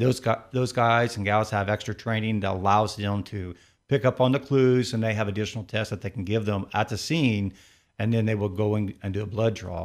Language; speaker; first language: English; native; English